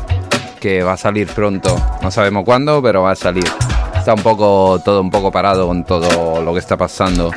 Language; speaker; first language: Spanish; non-native, fluent; Italian